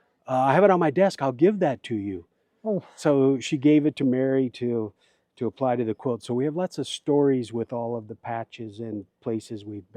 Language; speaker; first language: English; native; English